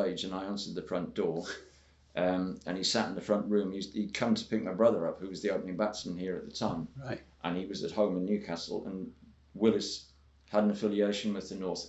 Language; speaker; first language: English; native; English